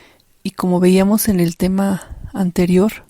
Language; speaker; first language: Spanish; native; Spanish